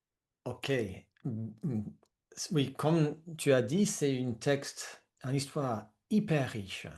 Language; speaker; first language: French; non-native, fluent; English